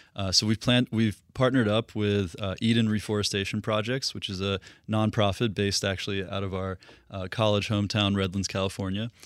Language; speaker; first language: English; early bilingual, other home language; Russian